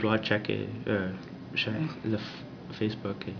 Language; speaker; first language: French; non-native, learner; English